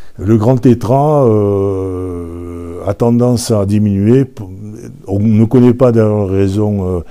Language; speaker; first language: French; native; French